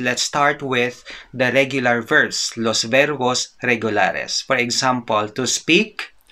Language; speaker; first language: English; non-native, local second language; Filipino